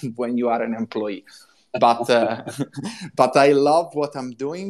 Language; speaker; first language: English; non-native, fluent; Italian